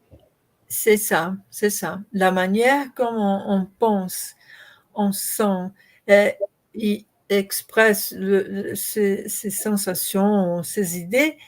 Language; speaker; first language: French; non-native, learner; Portuguese